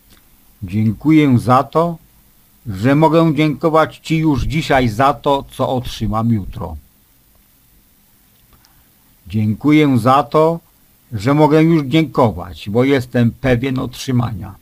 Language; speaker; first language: Polish; native; Polish